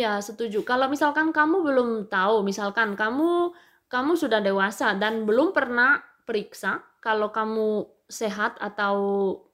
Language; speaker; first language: Indonesian; non-native, fluent; Spanish